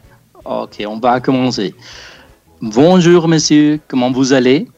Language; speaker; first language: French; non-native, fluent; Spanish